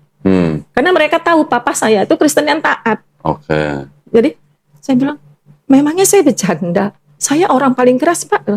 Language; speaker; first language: Indonesian; native; Indonesian